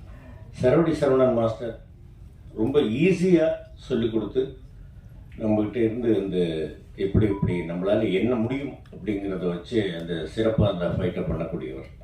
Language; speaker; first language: Tamil; native; Tamil